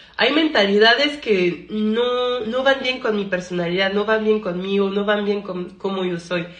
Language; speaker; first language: Spanish; non-native, fluent; French